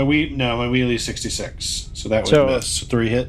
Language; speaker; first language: English; native; English